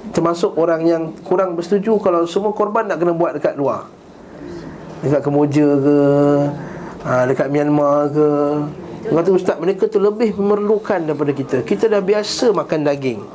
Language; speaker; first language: Malay; native; Malay